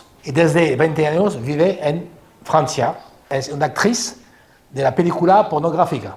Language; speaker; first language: Spanish; non-native, learner; French